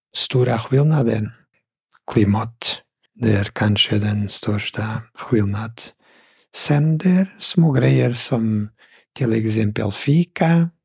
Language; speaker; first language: Swedish; non-native, fluent; Portuguese